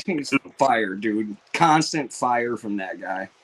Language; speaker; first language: English; native; English